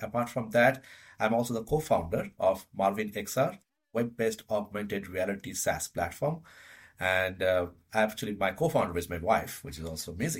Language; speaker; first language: English; non-native, local second language; Bangla